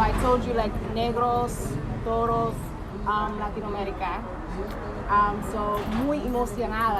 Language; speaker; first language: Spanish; non-native, learner; English